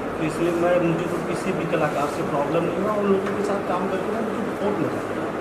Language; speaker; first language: Hindi; native; Hindi